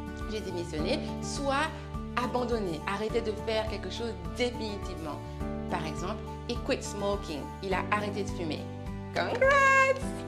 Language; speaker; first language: French; native; French